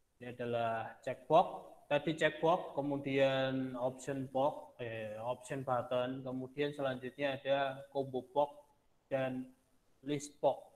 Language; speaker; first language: Indonesian; non-native, local second language; Javanese